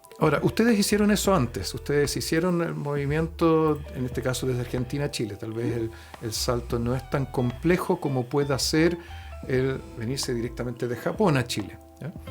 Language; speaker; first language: Spanish; native; Spanish